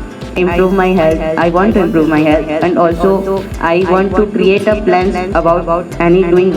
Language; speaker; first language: English; non-native, learner; Hindi